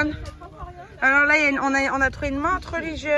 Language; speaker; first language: French; native; French